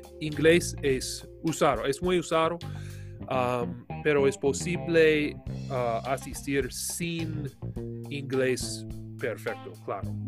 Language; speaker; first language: Spanish; non-native, learner; English